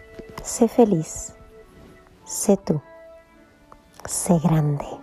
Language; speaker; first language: Spanish; native; Spanish